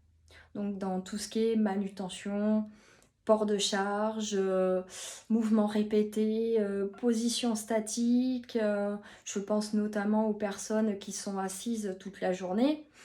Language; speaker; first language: French; native; French